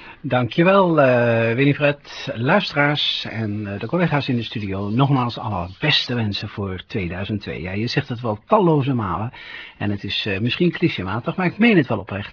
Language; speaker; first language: Dutch; native; Dutch